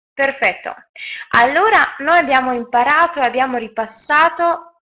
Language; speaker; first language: Italian; non-native, fluent; Russian